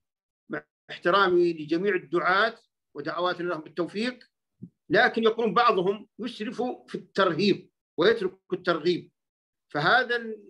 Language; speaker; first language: Arabic; native; Arabic